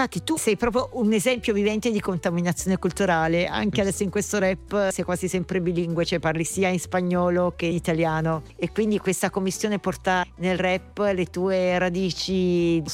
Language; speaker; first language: Italian; native; Italian